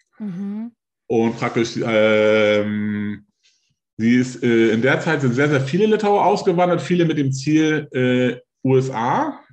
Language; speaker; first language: German; early bilingual, other home language; Lithuanian